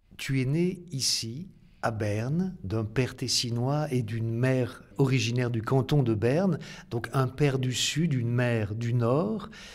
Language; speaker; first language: French; native; French